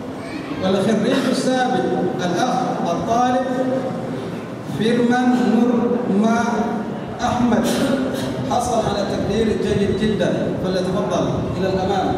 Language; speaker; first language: Arabic; non-native, fluent; Indonesian